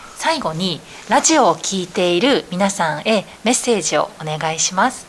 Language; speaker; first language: Japanese; native; Japanese